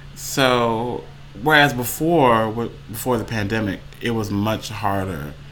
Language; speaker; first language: English; native; English